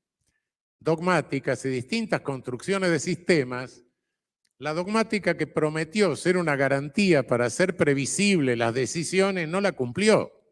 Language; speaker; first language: Spanish; native; Spanish